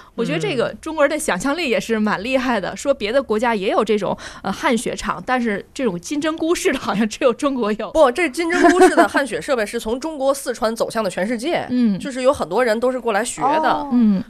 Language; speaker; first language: Chinese; native; Chinese